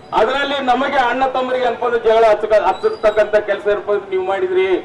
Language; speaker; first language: Kannada; non-native, local second language; Lambadi